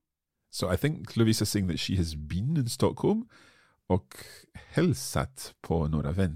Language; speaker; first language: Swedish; non-native, learner; English